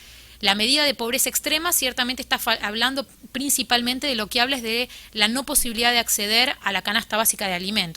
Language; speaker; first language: Spanish; native; Spanish